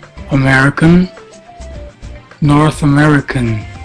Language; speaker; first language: English; non-native, fluent; Portuguese